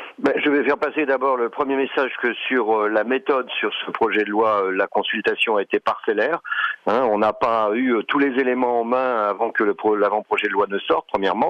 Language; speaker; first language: French; native; French